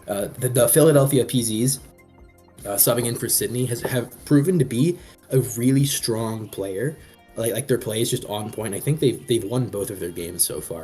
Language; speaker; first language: English; native; English